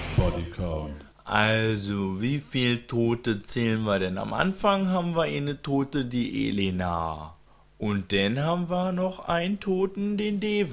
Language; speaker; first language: German; native; German